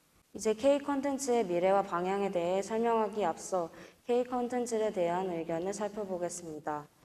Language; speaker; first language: Korean; native; Korean